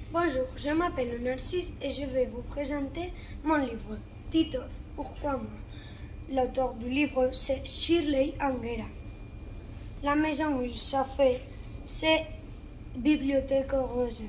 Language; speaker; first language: French; non-native, learner; Catalan